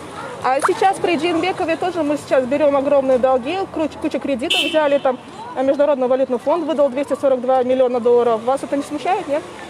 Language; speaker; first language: Russian; native; Russian